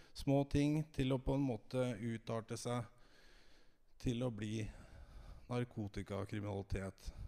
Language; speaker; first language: Norwegian; native; Norwegian